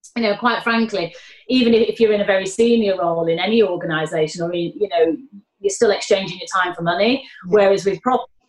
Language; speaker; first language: English; native; English